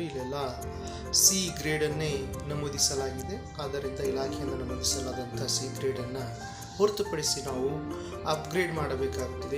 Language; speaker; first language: Kannada; native; Kannada